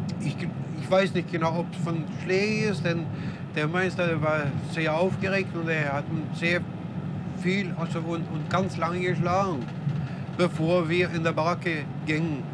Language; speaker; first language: German; non-native, fluent; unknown